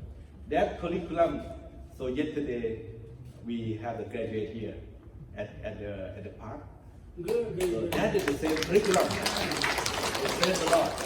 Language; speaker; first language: English; non-native, learner; Thai